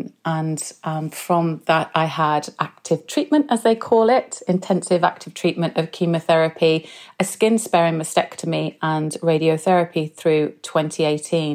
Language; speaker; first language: English; native; English